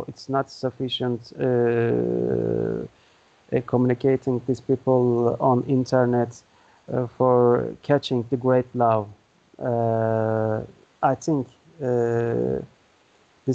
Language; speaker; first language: English; non-native, learner; Turkish